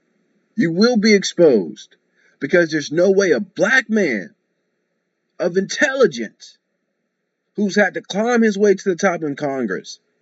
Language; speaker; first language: English; native; English